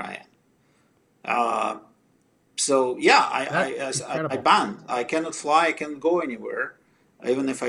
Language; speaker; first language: English; non-native, fluent; Russian